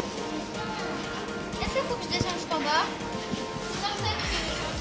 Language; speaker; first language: French; native; French